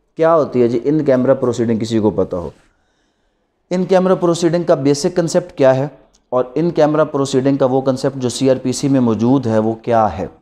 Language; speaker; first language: Urdu; non-native, local second language; Punjabi